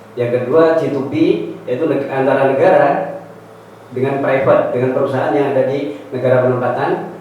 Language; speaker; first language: Indonesian; non-native, local second language; Javanese